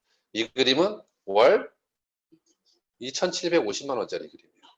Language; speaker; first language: Korean; native; Korean